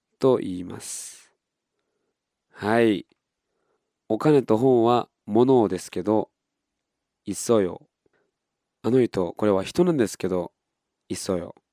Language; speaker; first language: Japanese; non-native, fluent; Korean